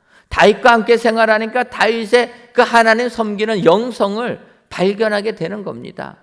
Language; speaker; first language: Korean; native; Korean